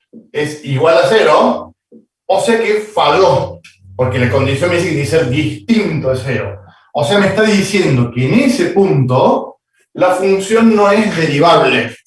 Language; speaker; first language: Spanish; native; Spanish